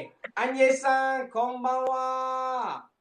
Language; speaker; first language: Japanese; non-native, fluent; Malay